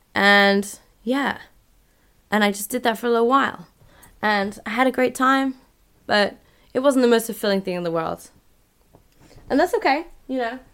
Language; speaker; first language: English; native; English